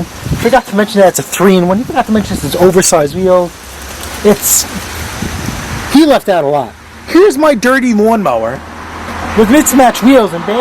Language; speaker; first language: English; native; English